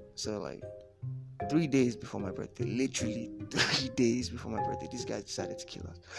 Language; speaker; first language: English; non-native, local second language; Yoruba